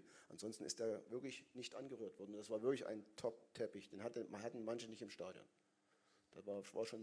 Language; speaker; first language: German; native; German